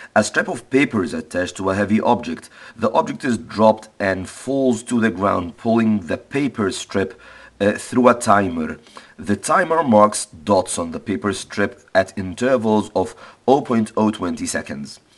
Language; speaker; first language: English; non-native, fluent; Arabic